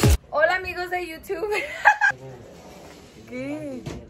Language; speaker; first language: Spanish; early bilingual, heritage; Spanish